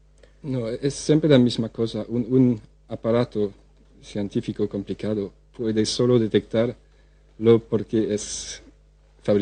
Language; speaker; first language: Spanish; non-native, fluent; French